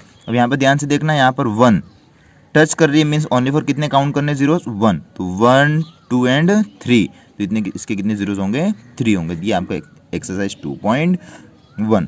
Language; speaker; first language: Hindi; native; Hindi